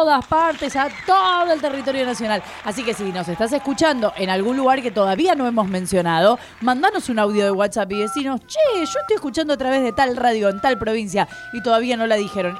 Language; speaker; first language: Spanish; native; Spanish